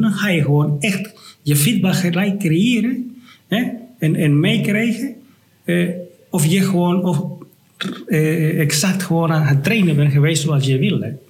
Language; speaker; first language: Dutch; non-native, fluent; Spanish